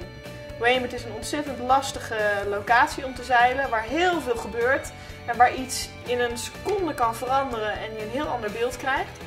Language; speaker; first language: Dutch; native; Dutch